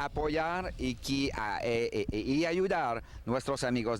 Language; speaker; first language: Spanish; non-native, learner; French